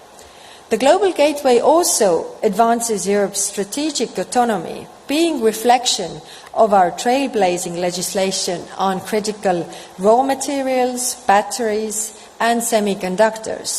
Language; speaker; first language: English; non-native, fluent; Estonian